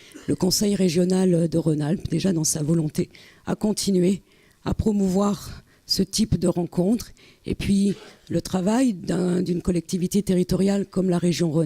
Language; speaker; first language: French; native; French